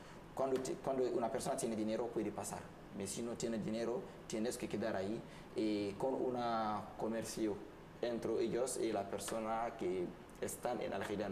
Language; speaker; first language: Spanish; non-native, learner; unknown